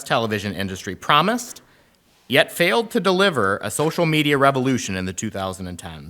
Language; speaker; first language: English; native; English